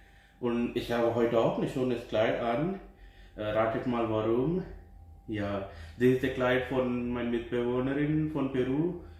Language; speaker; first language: German; non-native, learner; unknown